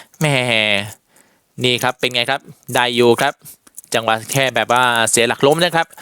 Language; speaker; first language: Thai; native; Thai